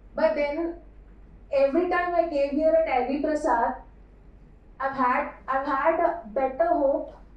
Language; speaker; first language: English; non-native, local second language; Telugu